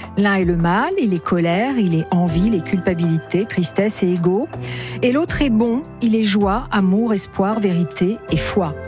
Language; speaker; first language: French; native; French